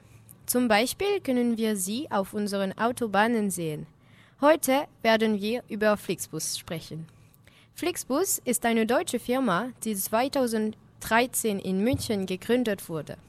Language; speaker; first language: German; non-native, learner; French